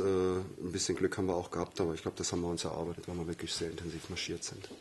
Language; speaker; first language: German; native; German